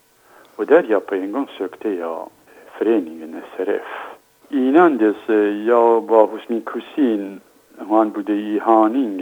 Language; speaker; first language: Swedish; non-native, fluent; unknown